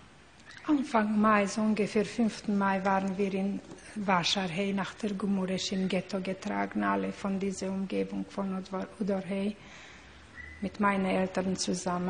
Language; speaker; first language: German; non-native, learner; Hungarian